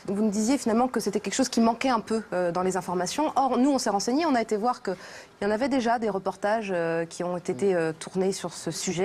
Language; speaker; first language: French; native; French